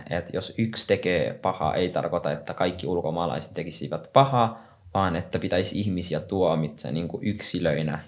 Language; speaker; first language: Finnish; non-native, fluent; Somali